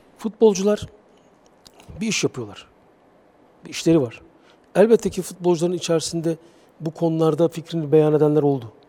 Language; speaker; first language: Turkish; native; Turkish